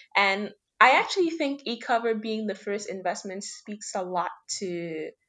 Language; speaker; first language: English; non-native, fluent; French